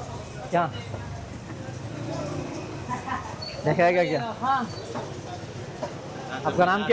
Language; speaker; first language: Hindi; non-native, learner; Bangla